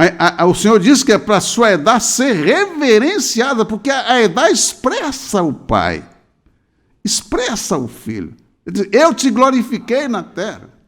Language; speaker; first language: Portuguese; native; Portuguese